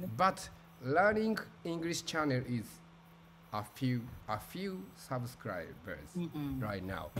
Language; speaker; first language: English; non-native, learner; Japanese